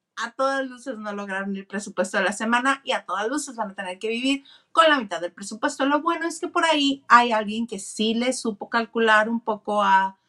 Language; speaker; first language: Spanish; native; Spanish